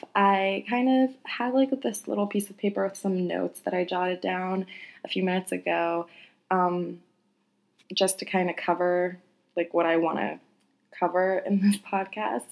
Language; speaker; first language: English; native; English